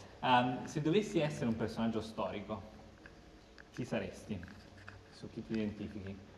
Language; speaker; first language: Italian; native; Italian